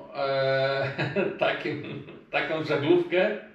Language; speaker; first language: Polish; non-native, fluent; Macedonian